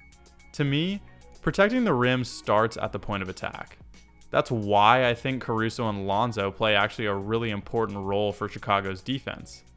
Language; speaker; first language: English; native; English